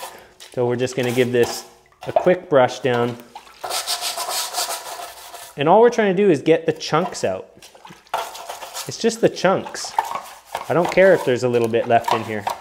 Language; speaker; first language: English; native; English